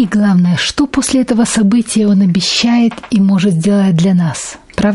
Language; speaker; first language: Russian; native; Russian